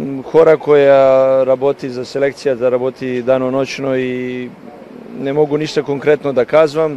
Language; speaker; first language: Bulgarian; non-native, learner; Serbian